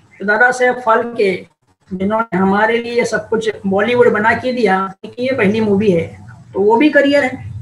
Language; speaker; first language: Hindi; non-native, local second language; Marathi